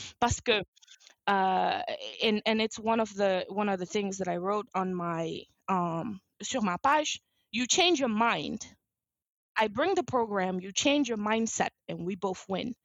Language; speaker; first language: English; non-native, fluent; Wolof